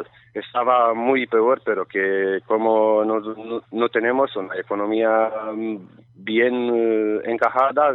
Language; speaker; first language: Spanish; non-native, learner; Romanian